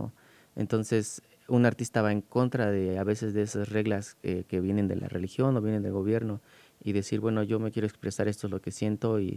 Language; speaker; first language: Spanish; native; Spanish